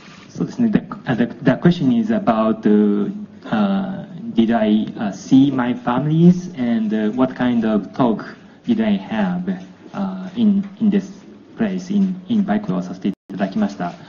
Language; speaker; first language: English; non-native, fluent; Japanese